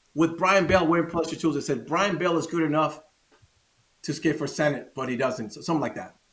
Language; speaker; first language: English; non-native, fluent; Spanish